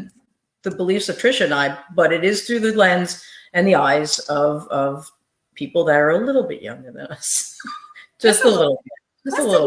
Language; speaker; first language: English; native; English